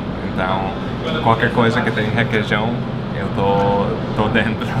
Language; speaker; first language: Portuguese; non-native, fluent; English